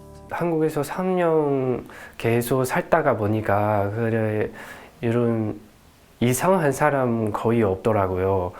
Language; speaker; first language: Korean; non-native, fluent; Chinese